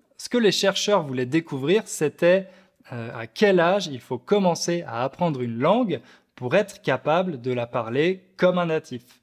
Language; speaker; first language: French; native; French